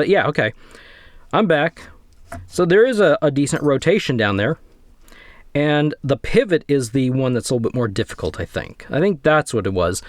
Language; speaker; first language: English; native; English